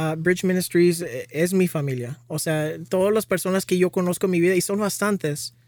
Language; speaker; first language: Spanish; early bilingual, heritage; Spanish